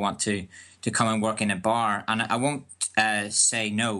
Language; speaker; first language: English; native; English